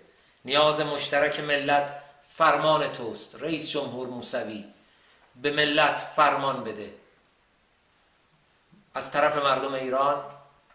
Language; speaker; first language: Persian; native; Persian